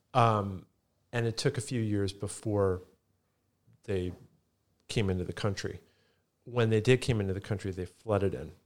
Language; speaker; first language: English; early bilingual, other home language; Italian